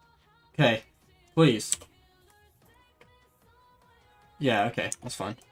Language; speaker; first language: English; native; English